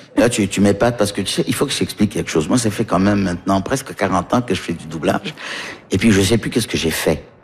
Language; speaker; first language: French; early bilingual, heritage; French